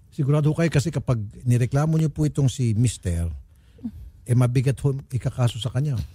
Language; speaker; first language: Filipino; native; Filipino